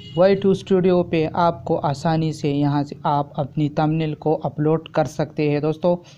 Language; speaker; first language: Urdu; non-native, local second language; Pashto